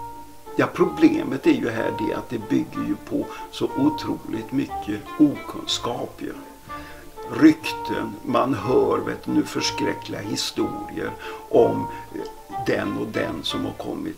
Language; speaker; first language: Swedish; native; Swedish